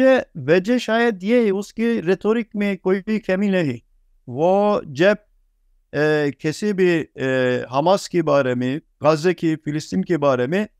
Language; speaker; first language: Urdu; non-native, fluent; Turkish